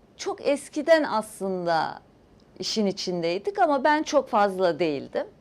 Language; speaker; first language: Turkish; native; Turkish